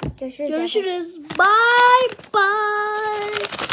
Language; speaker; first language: Turkish; native; Turkish